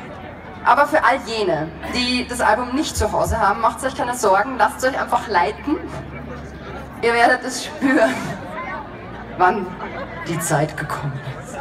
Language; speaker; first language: German; native; German